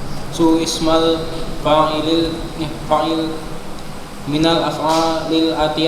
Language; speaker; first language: Arabic; non-native, learner; Indonesian